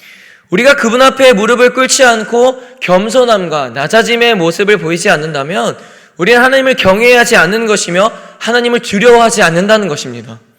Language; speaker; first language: Korean; native; Korean